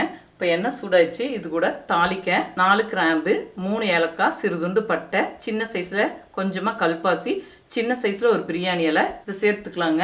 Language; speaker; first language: Tamil; native; Tamil